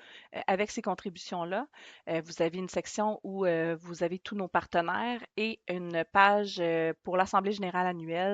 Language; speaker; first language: French; native; French